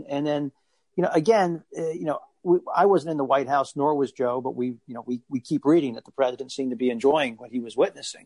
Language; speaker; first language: English; native; English